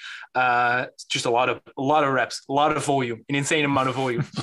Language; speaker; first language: English; non-native, fluent; Dutch